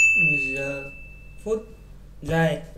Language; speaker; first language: Vietnamese; non-native, learner; Korean